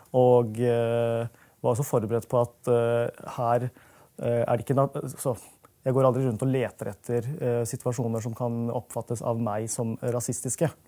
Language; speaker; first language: Norwegian; early bilingual, other home language; Urdu